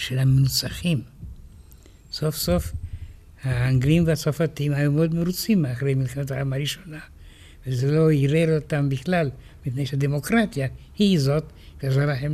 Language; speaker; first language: Hebrew; non-native, fluent; Romanian